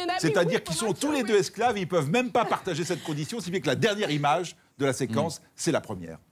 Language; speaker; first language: French; native; French